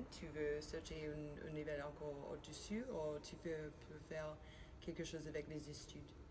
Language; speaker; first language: French; non-native, learner; Spanish